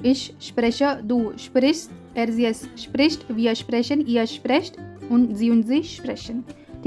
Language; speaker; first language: German; non-native, fluent; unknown